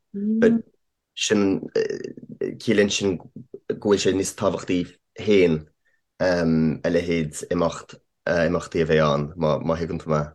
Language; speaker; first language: Irish; non-native, fluent; English